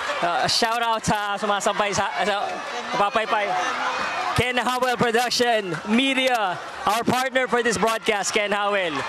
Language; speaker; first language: Filipino; non-native, local second language; Cebuano